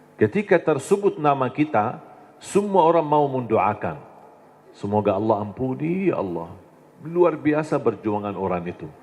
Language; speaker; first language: Indonesian; non-native, fluent; Arabic